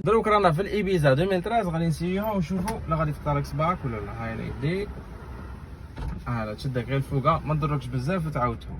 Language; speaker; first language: Arabic; native; Arabic